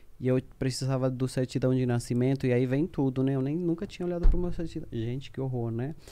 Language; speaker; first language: Portuguese; non-native, fluent; Spanish